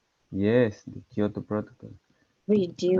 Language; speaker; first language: English; non-native, learner; Spanish